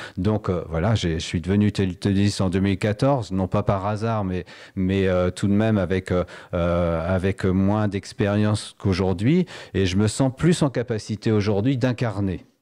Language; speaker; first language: French; native; French